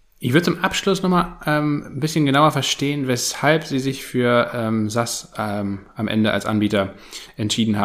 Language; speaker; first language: German; native; German